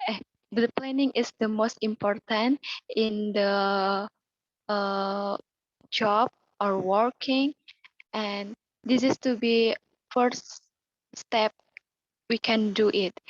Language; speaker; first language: English; non-native, learner; Indonesian